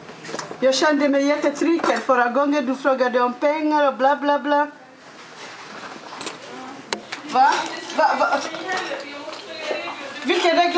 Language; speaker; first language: Swedish; non-native, fluent; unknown